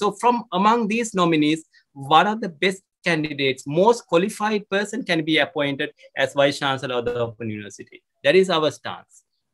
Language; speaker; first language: English; non-native, local second language; Sinhala